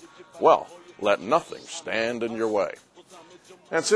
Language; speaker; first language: English; native; English